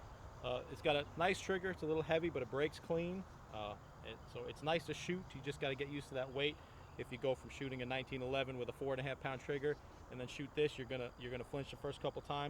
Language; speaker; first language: English; native; English